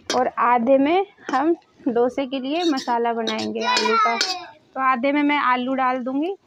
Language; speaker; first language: Hindi; native; Hindi